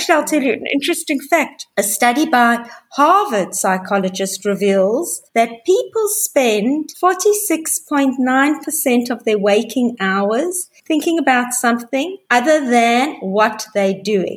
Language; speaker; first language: English; native; English